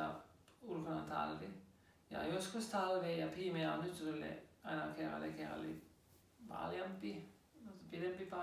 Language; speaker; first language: Finnish; non-native, learner; German